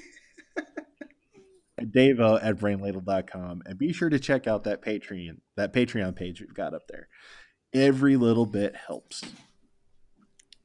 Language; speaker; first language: English; native; English